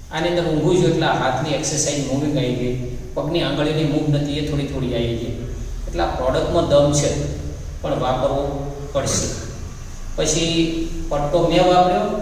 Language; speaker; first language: Gujarati; native; Gujarati